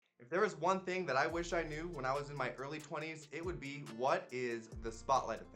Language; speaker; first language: English; native; English